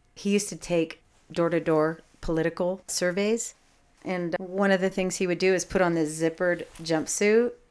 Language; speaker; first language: English; native; English